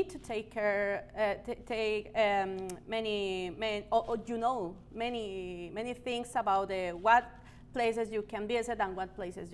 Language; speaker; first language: English; non-native, learner; Spanish